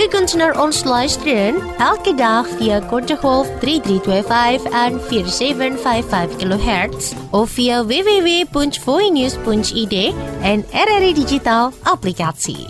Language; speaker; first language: Dutch; non-native, fluent; Indonesian